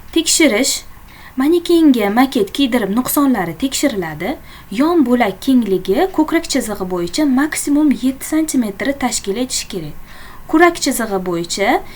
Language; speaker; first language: Uzbek; native; Uzbek